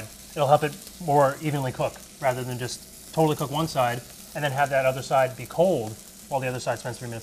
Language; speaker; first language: English; native; English